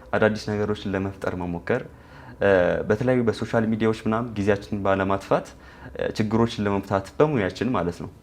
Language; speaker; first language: Amharic; non-native, local second language; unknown